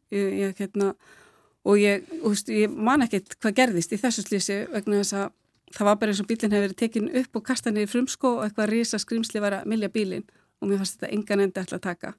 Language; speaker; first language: Icelandic; native; Icelandic